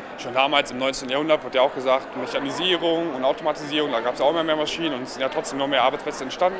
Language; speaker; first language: German; native; German